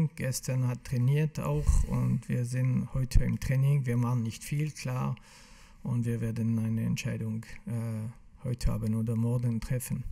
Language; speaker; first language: German; non-native, local second language; French